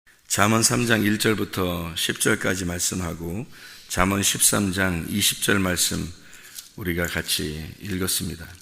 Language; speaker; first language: Korean; native; Korean